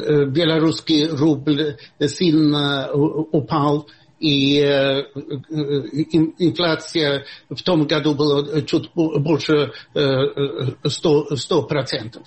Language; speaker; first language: Russian; non-native, fluent; Swedish